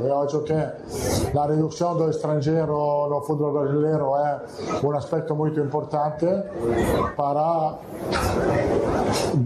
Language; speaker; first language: Portuguese; non-native, fluent; Italian